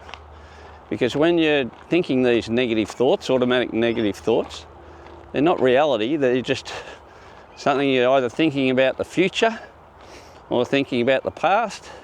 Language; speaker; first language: English; native; English